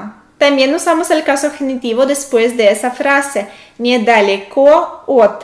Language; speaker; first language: Spanish; non-native, fluent; Russian